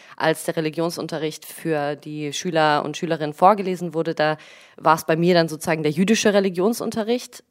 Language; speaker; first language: German; early bilingual, other home language; Russian